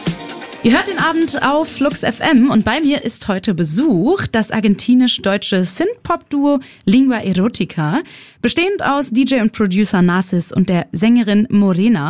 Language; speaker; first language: German; native; German